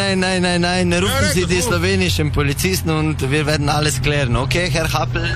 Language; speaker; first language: German; non-native, learner; Slovenian